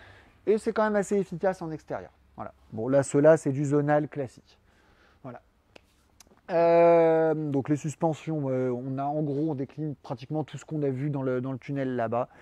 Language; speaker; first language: French; native; French